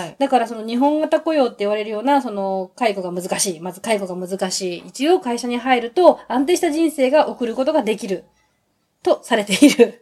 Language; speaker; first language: Japanese; native; Japanese